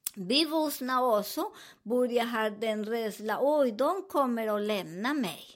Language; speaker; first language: Swedish; non-native, learner; Spanish